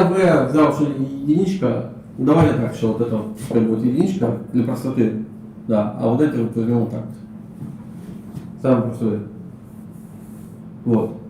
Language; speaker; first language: Russian; native; Russian